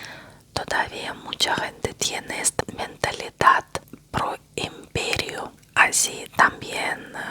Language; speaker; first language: Spanish; non-native, fluent; Russian